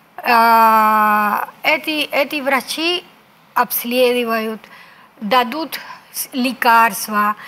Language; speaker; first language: Russian; non-native, fluent; Spanish